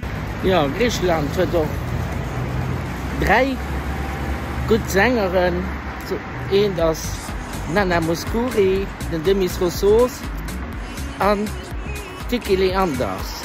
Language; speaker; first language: German; non-native, learner; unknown